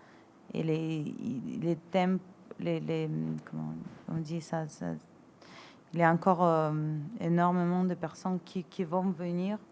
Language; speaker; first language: French; non-native, fluent; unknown